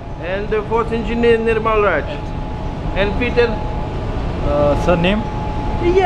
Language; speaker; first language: English; non-native, learner; Russian